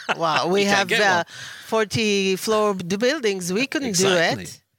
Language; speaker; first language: English; non-native, learner; Hebrew